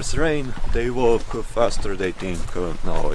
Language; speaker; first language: English; non-native, fluent; Serbian